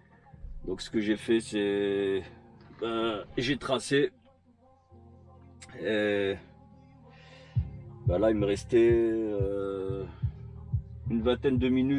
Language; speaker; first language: French; native; French